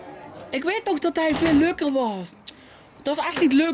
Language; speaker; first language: Dutch; native; Dutch